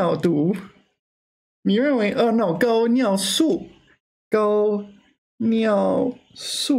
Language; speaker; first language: Chinese; non-native, learner; English